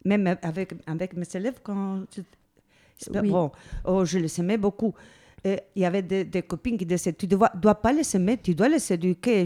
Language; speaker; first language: French; non-native, fluent; Spanish